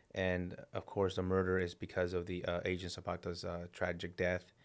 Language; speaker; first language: English; early bilingual, other home language; Spanish